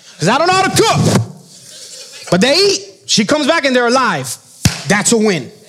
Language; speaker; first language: English; native; English